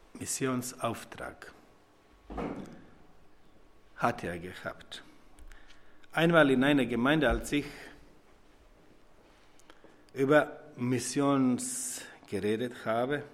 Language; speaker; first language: German; non-native, fluent; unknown